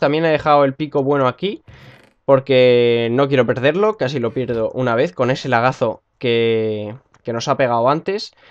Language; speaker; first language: Spanish; native; Spanish